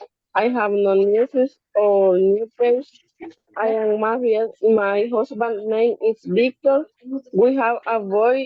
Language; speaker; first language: English; non-native, learner; Spanish